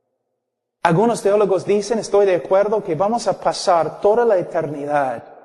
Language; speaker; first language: Spanish; non-native, fluent; English